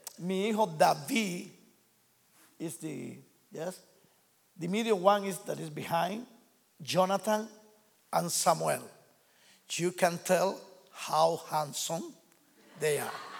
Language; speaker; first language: English; non-native, learner; Spanish